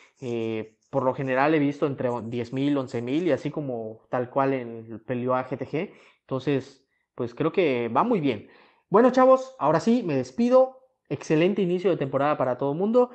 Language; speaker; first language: Spanish; native; Spanish